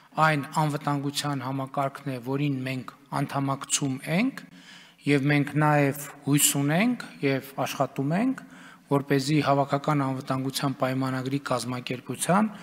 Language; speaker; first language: Armenian; native; Armenian